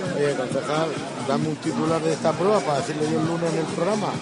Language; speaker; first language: Spanish; native; Spanish